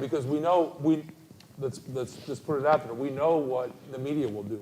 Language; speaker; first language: English; native; English